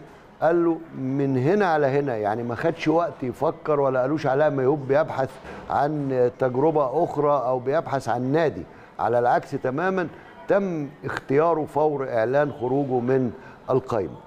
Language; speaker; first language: Arabic; native; Arabic